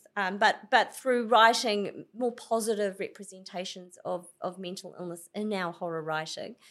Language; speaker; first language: English; native; English